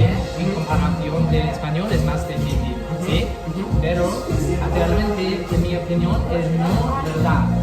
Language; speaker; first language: Spanish; non-native, learner; English